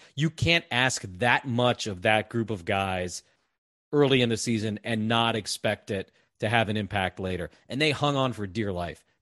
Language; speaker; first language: English; native; English